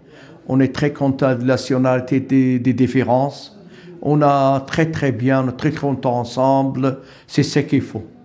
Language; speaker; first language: French; non-native, learner; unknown